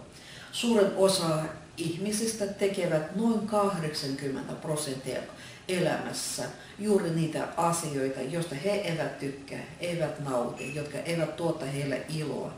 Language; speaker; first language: Finnish; non-native, fluent; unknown